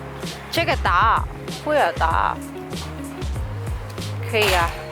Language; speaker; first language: Chinese; non-native, learner; Indonesian